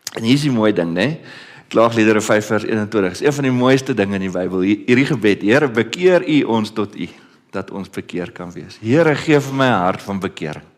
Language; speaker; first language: Afrikaans; early bilingual, other home language; Dutch